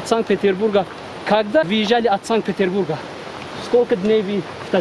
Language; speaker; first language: Russian; non-native, learner; Tajik